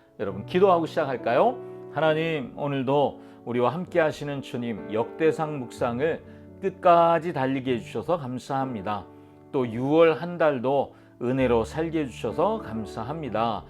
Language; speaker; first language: Korean; native; Korean